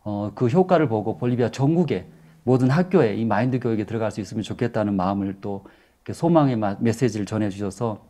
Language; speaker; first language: Korean; native; Korean